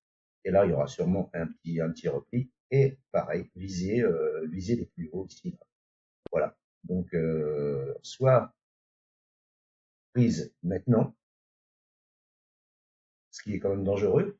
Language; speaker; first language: French; native; French